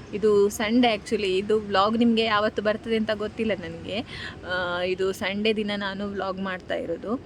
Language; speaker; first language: Kannada; non-native, local second language; Tulu